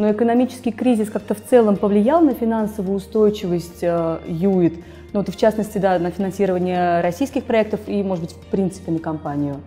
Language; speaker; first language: Russian; native; Russian